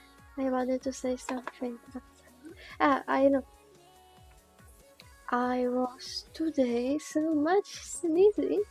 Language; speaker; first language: English; non-native, learner; Czech